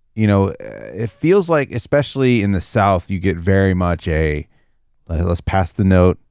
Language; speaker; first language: English; native; English